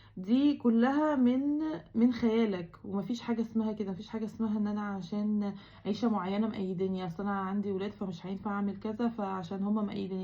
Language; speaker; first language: Arabic; native; Arabic